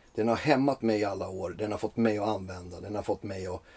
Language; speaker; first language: Swedish; early bilingual, other home language; Finnish